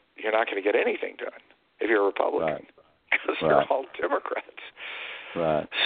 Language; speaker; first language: English; native; English